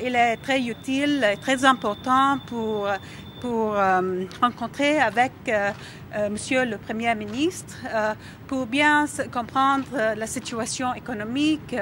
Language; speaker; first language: French; non-native, learner; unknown